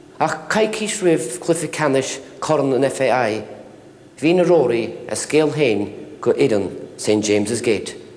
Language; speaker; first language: Irish; native; Irish